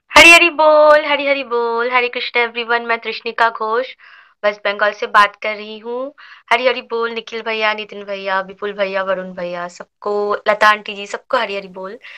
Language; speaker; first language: Hindi; non-native, local second language; Bangla